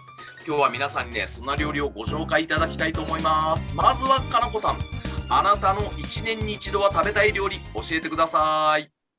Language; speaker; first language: Japanese; native; Japanese